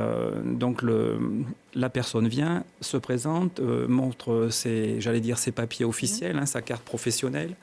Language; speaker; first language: French; native; French